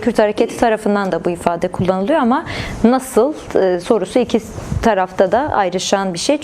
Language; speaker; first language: Turkish; native; Turkish